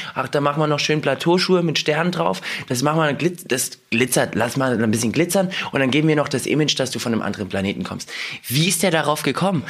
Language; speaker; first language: German; early bilingual, other home language; Russian